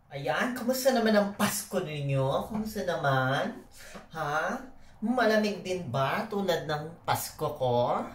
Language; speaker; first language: Filipino; native; Filipino